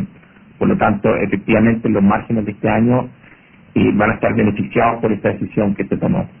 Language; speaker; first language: Spanish; native; Spanish